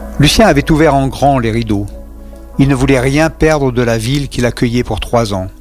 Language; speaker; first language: French; native; French